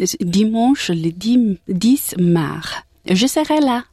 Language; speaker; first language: French; non-native, learner; English